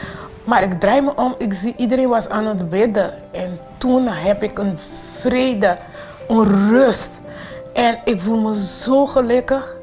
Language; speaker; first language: Dutch; non-native, local second language; Papiamento